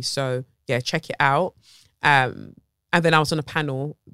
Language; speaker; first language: English; native; English